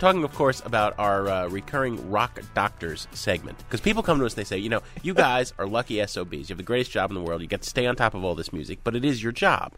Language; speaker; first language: English; native; English